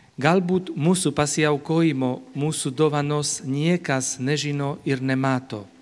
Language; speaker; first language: Lithuanian; non-native, fluent; Slovak